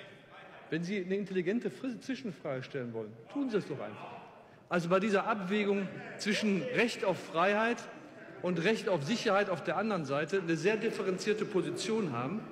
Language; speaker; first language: German; native; German